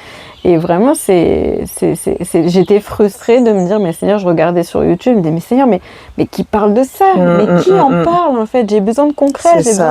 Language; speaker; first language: French; native; French